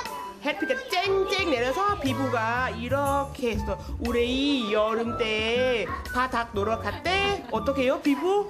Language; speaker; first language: Korean; non-native, learner; Thai